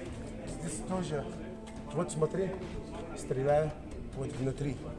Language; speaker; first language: Russian; non-native, learner; Arabic